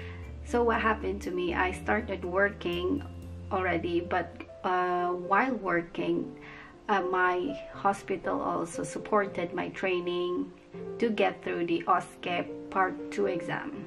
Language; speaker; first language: English; non-native, local second language; Filipino